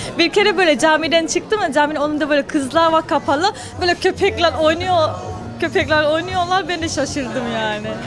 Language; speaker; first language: Turkish; non-native, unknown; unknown